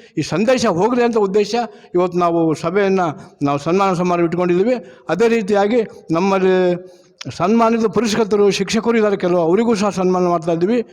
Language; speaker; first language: Kannada; non-native, local second language; Lambadi